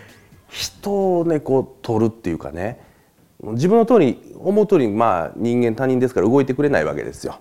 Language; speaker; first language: Japanese; native; Japanese